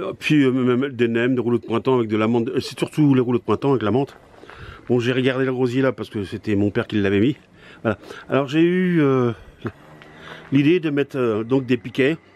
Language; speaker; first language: French; native; French